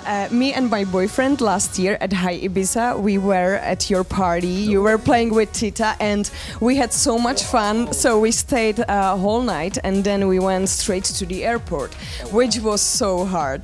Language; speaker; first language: English; non-native, fluent; Czech